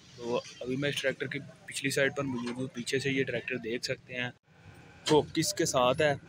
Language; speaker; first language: Urdu; non-native, local second language; Punjabi